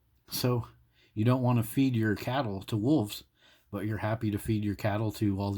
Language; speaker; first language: English; native; English